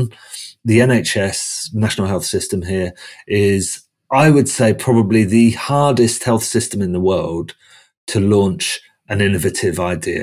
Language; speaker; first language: English; native; English